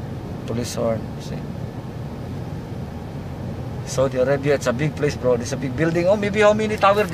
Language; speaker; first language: English; non-native, local second language; Filipino